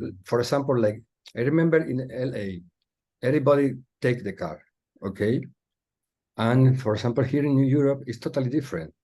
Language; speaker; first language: English; non-native, learner; Spanish